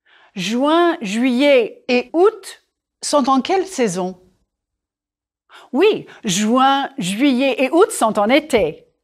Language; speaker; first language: French; non-native, fluent; English